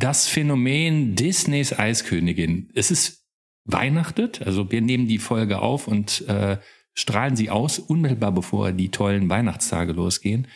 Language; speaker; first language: German; native; German